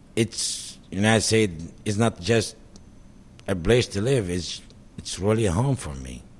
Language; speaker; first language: English; non-native, fluent; Arabic